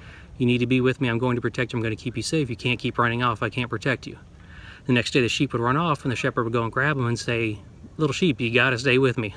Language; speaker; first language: English; native; English